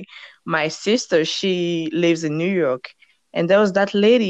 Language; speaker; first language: English; non-native, fluent; French